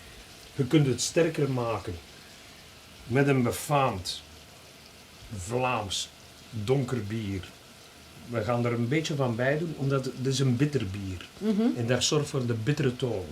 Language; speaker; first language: Dutch; native; Dutch